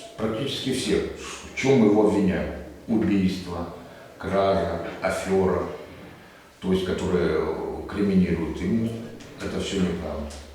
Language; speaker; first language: Russian; native; Russian